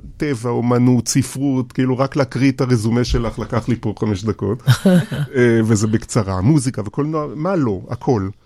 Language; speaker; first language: Hebrew; native; Hebrew